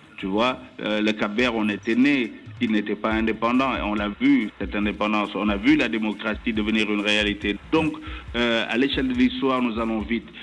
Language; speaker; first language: French; non-native, local second language; Wolof